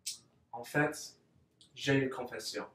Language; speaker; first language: French; non-native, learner; English